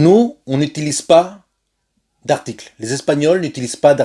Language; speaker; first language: French; non-native, fluent; Spanish